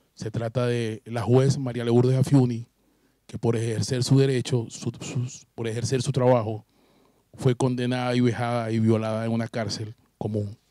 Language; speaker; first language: Spanish; native; Spanish